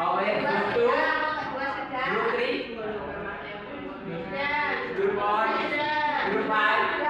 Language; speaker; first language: English; non-native, learner; Indonesian